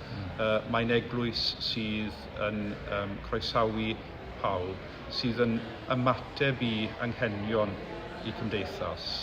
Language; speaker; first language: Welsh; native; Welsh